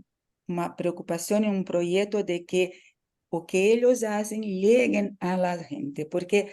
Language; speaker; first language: Spanish; non-native, fluent; Portuguese